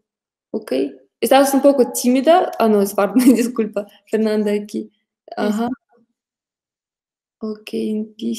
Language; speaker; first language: Spanish; non-native, fluent; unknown